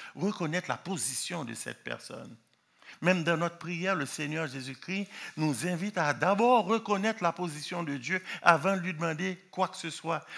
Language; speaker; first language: French; non-native, local second language; Haitian Creole